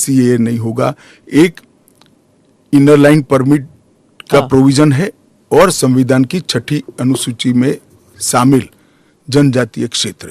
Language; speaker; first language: Hindi; non-native, local second language; Gujarati